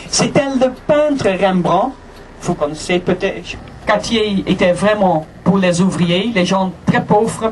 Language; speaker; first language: French; non-native, fluent; Dutch